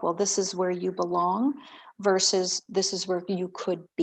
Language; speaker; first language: English; native; English